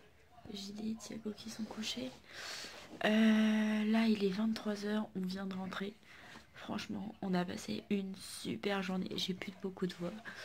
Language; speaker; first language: French; native; French